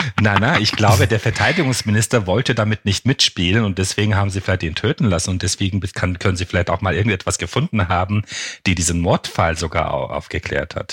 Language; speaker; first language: German; non-native, fluent; Turkish